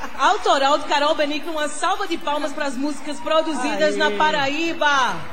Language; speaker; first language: Portuguese; native; Portuguese